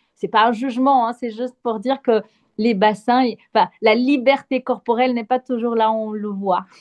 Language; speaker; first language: French; non-native, fluent; Portuguese